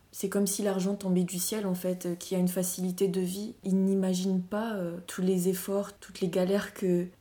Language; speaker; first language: French; non-native, local second language; Malagasy